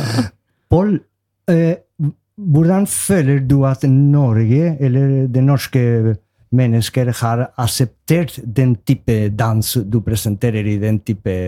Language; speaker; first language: Norwegian; non-native, learner; Spanish